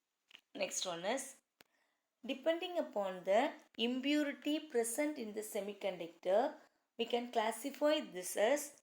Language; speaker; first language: English; non-native, local second language; Tamil